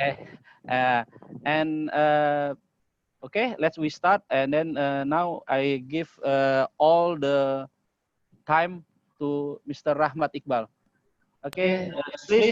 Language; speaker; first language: English; non-native, learner; Indonesian